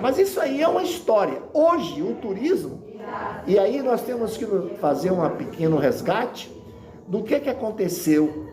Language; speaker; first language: Portuguese; native; Portuguese